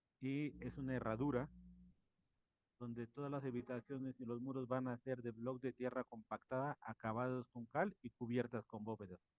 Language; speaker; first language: Spanish; native; Spanish